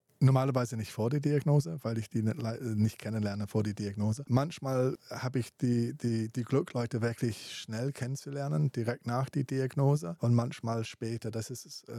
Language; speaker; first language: German; non-native, fluent; English